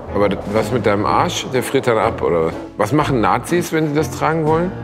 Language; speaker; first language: German; native; German